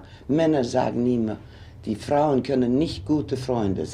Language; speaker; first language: German; non-native, fluent; Swedish